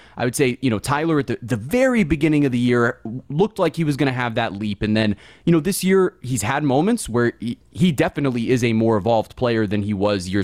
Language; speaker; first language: English; native; English